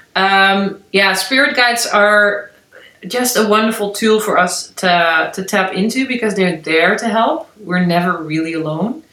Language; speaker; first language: English; non-native, fluent; Dutch